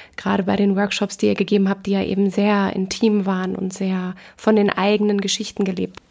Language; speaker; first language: German; native; German